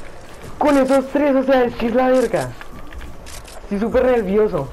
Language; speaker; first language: Spanish; native; Spanish